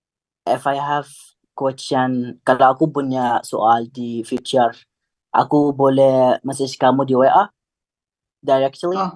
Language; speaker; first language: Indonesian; non-native, learner; Arabic